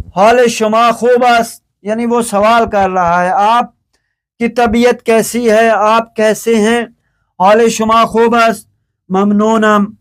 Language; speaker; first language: Urdu; native; Urdu